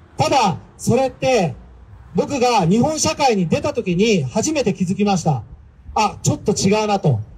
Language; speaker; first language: Japanese; native; Japanese